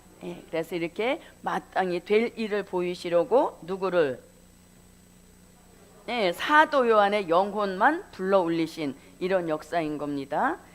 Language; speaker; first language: Korean; native; Korean